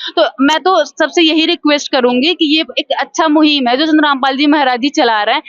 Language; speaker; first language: Hindi; native; Hindi